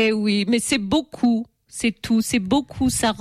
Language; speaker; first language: French; native; French